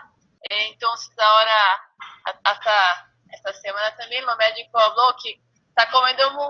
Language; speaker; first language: Spanish; non-native, fluent; Portuguese